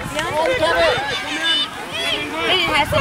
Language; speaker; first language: Swedish; native; Swedish